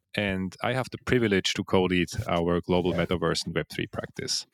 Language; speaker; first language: English; non-native, fluent; Swiss German